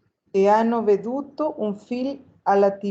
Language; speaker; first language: Italian; non-native, learner; Spanish